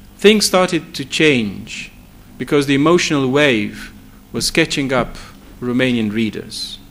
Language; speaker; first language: English; non-native, fluent; Romanian